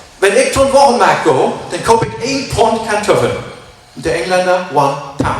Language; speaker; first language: German; native; German